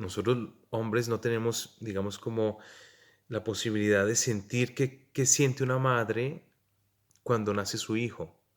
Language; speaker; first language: Spanish; native; Spanish